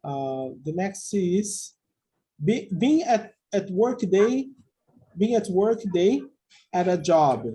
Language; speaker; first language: English; non-native, fluent; Portuguese